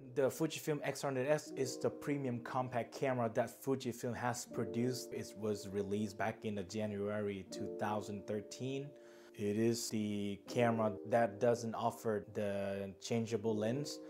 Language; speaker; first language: English; non-native, fluent; Thai